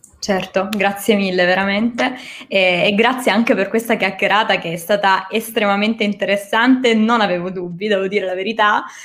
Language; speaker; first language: Italian; native; Italian